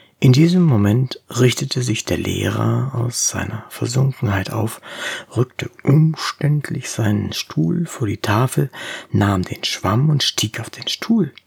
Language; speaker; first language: German; native; German